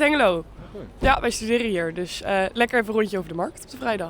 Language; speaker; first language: Dutch; native; Dutch